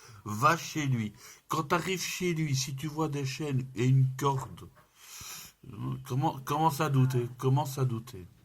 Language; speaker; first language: French; native; French